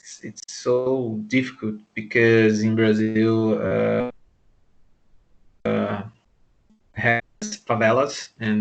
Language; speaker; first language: English; non-native, learner; Portuguese